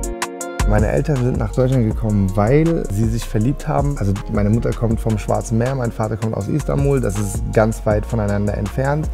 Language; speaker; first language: German; early bilingual, other home language; Turkish